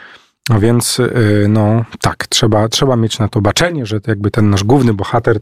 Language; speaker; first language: Polish; native; Polish